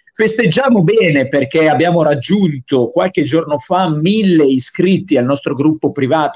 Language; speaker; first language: Italian; native; Italian